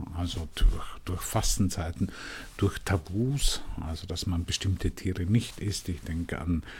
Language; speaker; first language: German; native; German